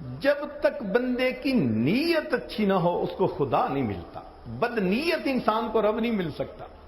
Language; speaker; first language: Urdu; non-native, local second language; Punjabi